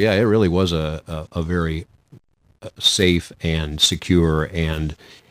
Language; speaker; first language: English; native; English